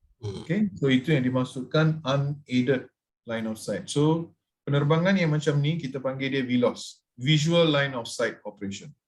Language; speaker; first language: Malay; non-native, local second language; Tamil